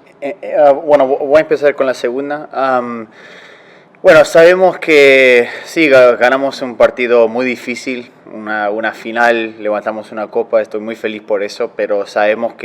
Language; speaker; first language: Spanish; early bilingual, heritage; Spanish